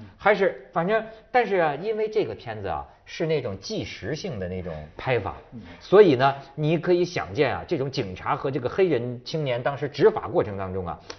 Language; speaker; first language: Chinese; native; Chinese